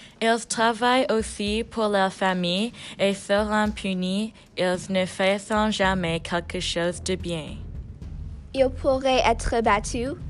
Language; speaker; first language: French; non-native, learner; English